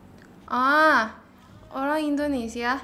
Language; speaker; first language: Korean; non-native, learner; Indonesian